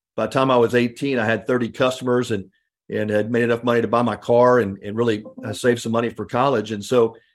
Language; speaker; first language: English; native; English